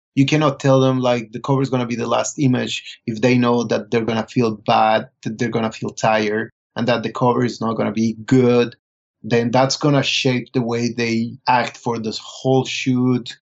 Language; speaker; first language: English; non-native, fluent; Spanish